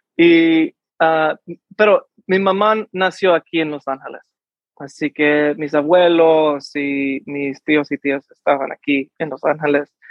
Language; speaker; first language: Spanish; early bilingual, heritage; English